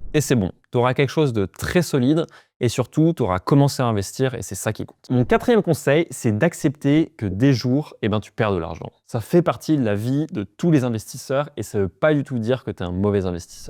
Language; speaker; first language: French; native; French